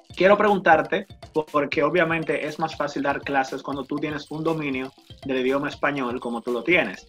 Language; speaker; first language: Spanish; native; Spanish